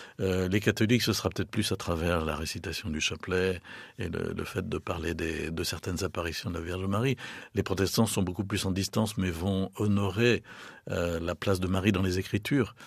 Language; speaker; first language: French; native; French